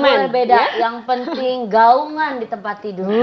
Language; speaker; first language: Indonesian; native; Indonesian